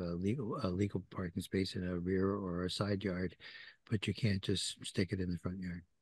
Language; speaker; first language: English; native; English